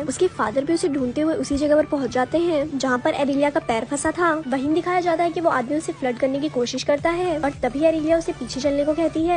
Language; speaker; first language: Hindi; native; Hindi